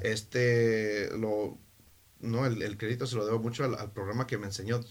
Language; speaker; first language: Spanish; early bilingual, heritage; Spanish